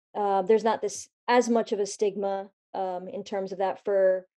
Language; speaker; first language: English; native; English